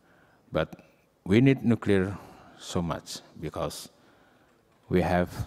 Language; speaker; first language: English; non-native, learner; Indonesian